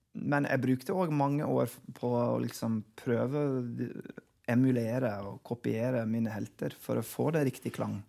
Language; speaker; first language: Norwegian; non-native, fluent; English